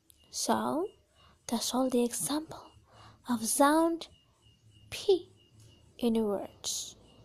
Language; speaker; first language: English; non-native, fluent; Indonesian